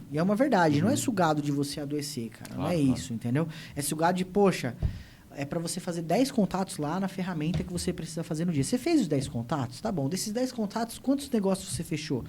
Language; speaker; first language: Portuguese; native; Portuguese